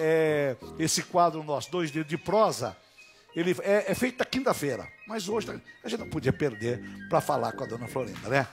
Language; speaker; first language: Portuguese; native; Portuguese